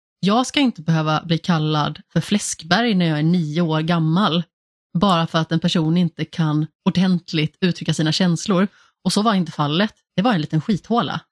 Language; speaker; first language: Swedish; native; Swedish